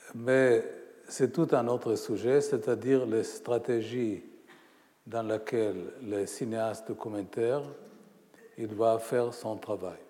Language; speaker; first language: French; non-native, fluent; Hebrew